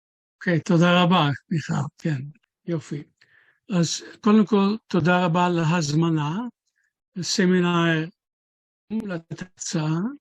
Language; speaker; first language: Hebrew; non-native, fluent; Dutch